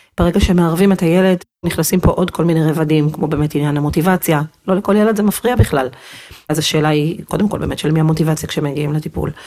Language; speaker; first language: Hebrew; native; Hebrew